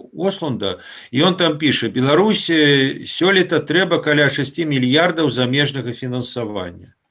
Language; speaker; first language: Belarusian; native; Belarusian